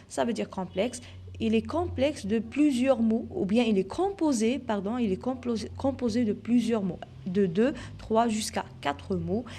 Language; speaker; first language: French; non-native, local second language; Arabic